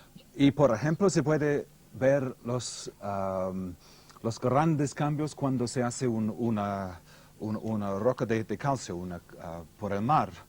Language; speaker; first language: Spanish; non-native, fluent; English